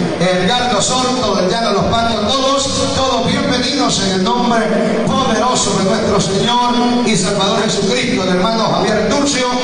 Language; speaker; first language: Spanish; native; Spanish